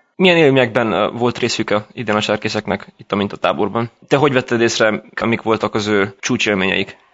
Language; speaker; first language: Hungarian; early bilingual, heritage; Hungarian